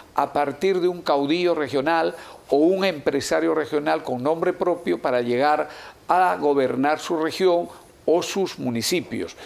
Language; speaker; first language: Spanish; native; Spanish